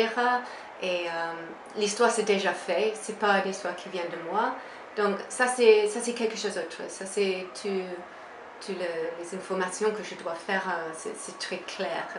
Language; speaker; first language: French; non-native, fluent; English